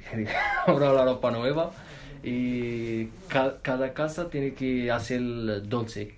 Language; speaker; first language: Spanish; non-native, learner; Arabic